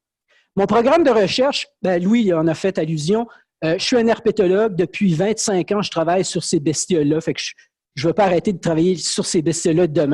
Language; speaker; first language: French; native; French